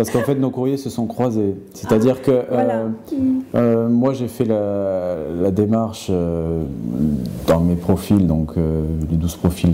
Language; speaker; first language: French; native; French